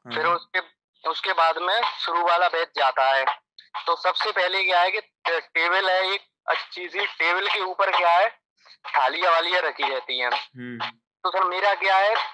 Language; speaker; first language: Hindi; native; Hindi